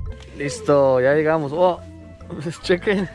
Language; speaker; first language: Spanish; native; Spanish